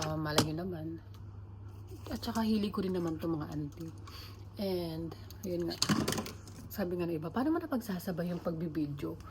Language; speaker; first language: Filipino; native; Filipino